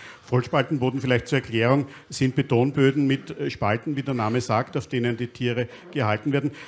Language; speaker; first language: German; native; German